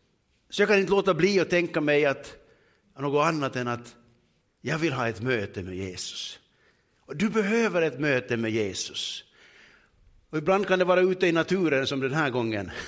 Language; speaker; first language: Swedish; native; Swedish